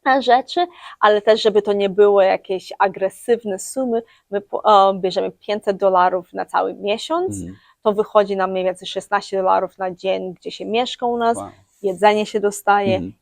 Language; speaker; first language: Polish; early bilingual, heritage; English